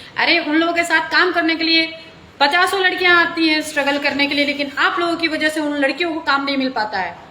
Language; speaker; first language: Hindi; native; Hindi